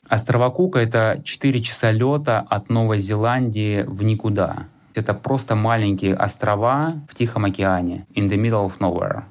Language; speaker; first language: Russian; native; Russian